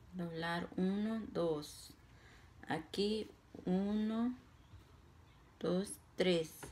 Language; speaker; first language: Spanish; non-native, local second language; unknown